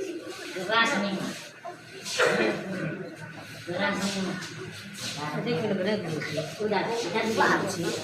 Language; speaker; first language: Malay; non-native, local second language; Nias